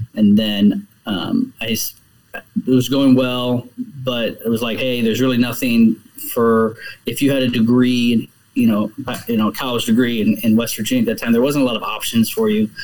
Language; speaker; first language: English; native; English